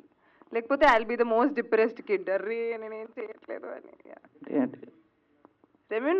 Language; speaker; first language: Telugu; native; Telugu